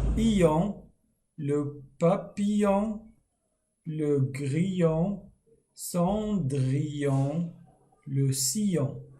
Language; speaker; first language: French; non-native, local second language; Arabic